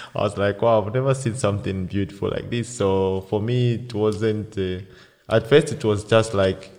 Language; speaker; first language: English; non-native, local second language; Bemba